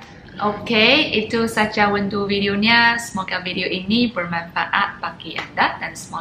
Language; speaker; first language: Indonesian; non-native, fluent; Chinese